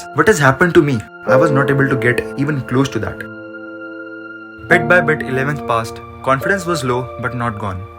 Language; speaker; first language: English; non-native, local second language; Hindi